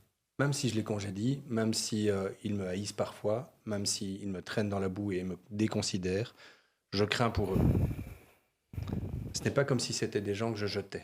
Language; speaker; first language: French; native; French